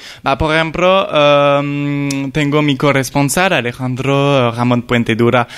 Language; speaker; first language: Spanish; non-native, learner; French